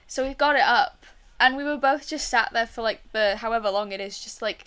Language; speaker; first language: English; native; English